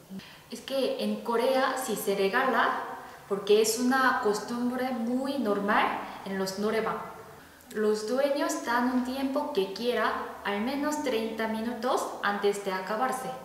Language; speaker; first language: Spanish; non-native, fluent; Korean